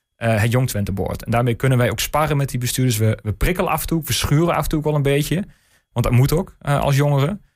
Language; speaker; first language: Dutch; native; Dutch